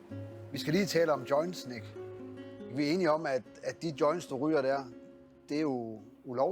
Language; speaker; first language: Danish; native; Danish